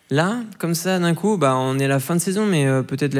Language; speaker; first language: French; native; French